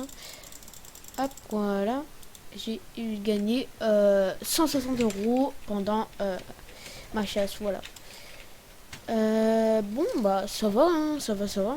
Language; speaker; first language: French; native; French